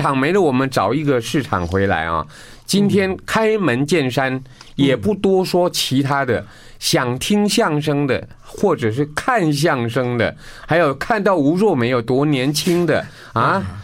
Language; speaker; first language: Chinese; non-native, local second language; Min Nan Chinese